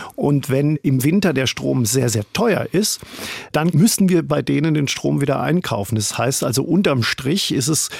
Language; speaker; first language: German; native; German